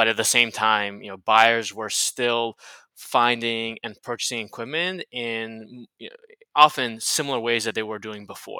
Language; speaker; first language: English; native; English